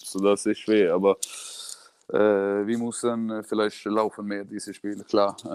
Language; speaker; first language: German; non-native, learner; Swedish